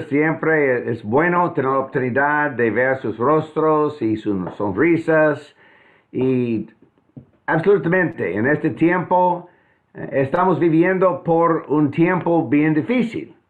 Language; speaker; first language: Spanish; non-native, fluent; English